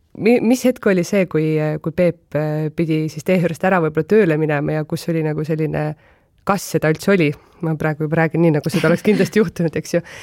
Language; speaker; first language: Estonian; native; Estonian